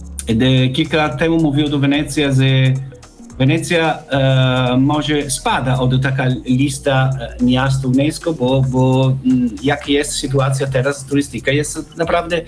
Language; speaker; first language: Polish; non-native, learner; Italian